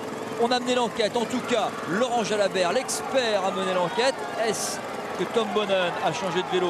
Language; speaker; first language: French; native; French